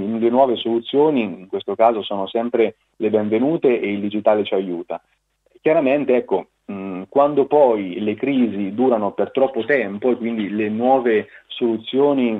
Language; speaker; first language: Italian; native; Italian